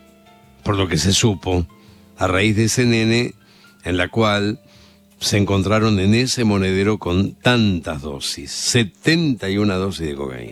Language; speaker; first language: Spanish; native; Spanish